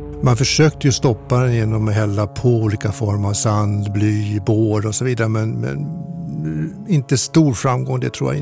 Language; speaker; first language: Swedish; native; Swedish